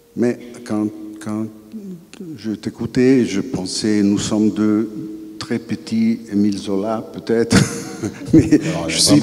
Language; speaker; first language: French; non-native, fluent; Italian